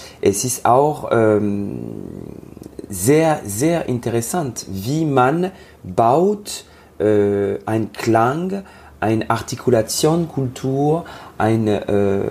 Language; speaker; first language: German; non-native, learner; French